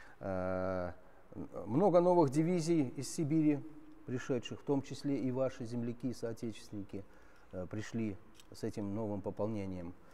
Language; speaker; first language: Russian; native; Russian